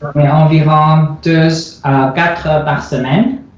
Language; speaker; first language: French; non-native, learner; Chinese